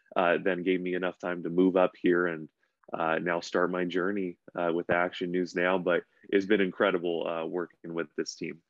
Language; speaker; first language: English; native; English